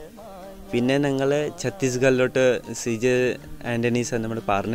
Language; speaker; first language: Malayalam; early bilingual, other home language; Hindi